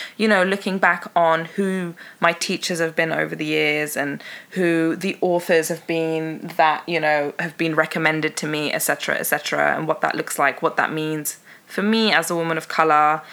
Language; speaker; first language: English; early bilingual, other home language; Persian